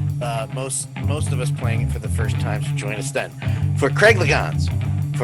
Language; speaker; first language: English; native; English